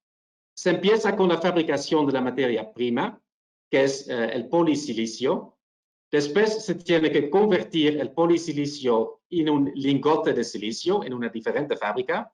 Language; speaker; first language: Spanish; non-native, fluent; Dutch